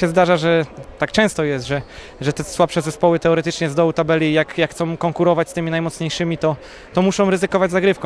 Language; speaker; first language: Polish; native; Polish